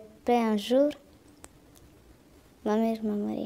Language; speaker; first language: French; non-native, learner; Romanian